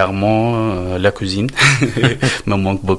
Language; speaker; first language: French; non-native, learner; Turkish